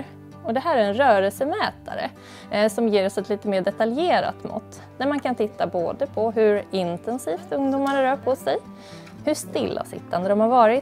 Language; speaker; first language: Swedish; native; Swedish